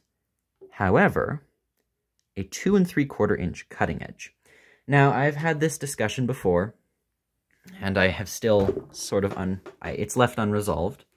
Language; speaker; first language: English; native; English